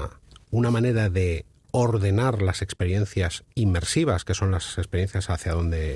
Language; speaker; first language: Spanish; native; Spanish